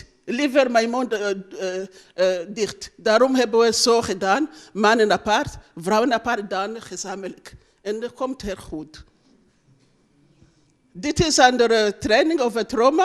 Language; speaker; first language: Dutch; non-native, learner; Rundi